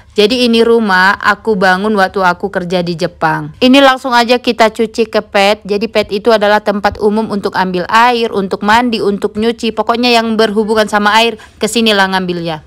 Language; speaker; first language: Indonesian; native; Indonesian